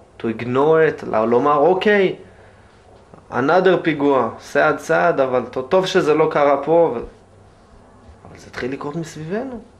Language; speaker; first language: Hebrew; native; Hebrew